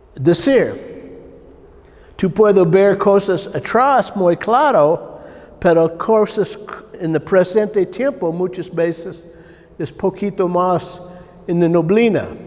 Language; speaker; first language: Spanish; non-native, learner; English